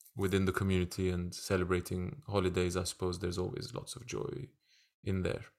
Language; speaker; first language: English; non-native, fluent; Turkish